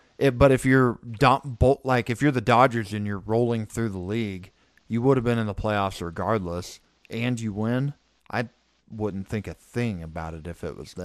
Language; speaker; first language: English; native; English